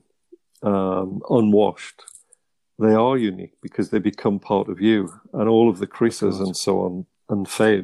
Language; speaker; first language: English; native; English